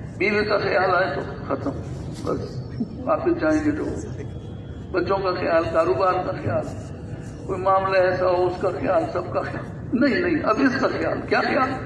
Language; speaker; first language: Urdu; non-native, local second language; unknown